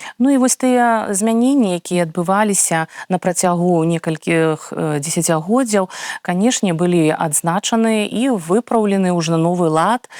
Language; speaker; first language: Belarusian; native; Belarusian